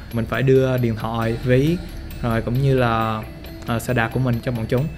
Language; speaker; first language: Vietnamese; native; Vietnamese